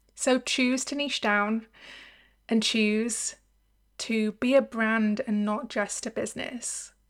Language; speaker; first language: English; native; English